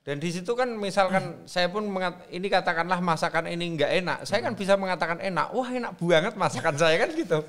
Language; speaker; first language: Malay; non-native, local second language; Javanese